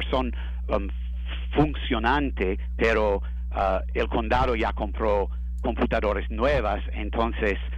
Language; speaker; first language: Spanish; non-native, learner; English